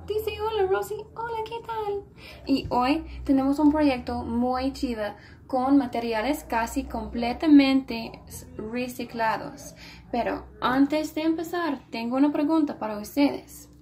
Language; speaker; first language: Spanish; non-native, fluent; English